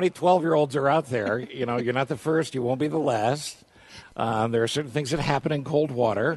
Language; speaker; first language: English; native; English